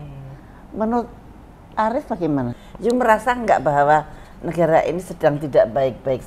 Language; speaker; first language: Indonesian; native; Indonesian